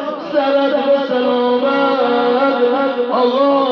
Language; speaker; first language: Persian; native; Persian